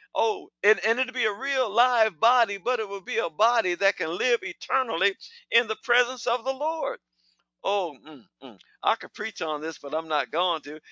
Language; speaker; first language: English; native; English